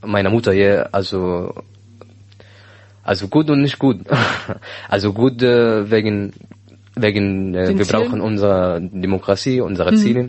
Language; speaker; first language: German; non-native, learner; Arabic